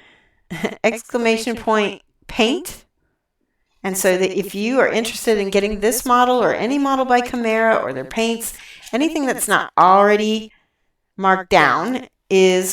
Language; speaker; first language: English; native; English